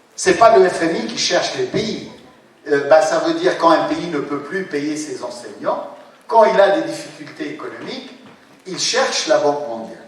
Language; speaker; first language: French; non-native, local second language; Arabic